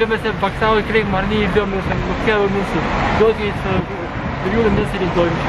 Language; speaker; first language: Dutch; non-native, local second language; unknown